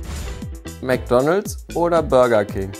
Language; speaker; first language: German; native; German